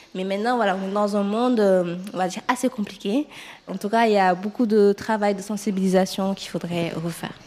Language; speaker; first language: French; non-native, local second language; Wolof